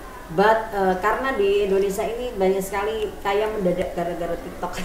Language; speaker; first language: Indonesian; native; Indonesian